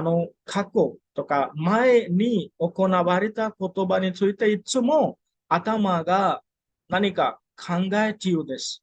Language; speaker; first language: Japanese; non-native, fluent; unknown